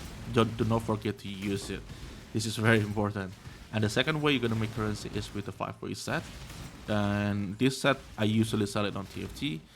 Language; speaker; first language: English; non-native, fluent; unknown